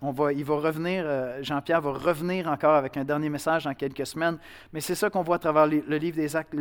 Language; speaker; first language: French; native; French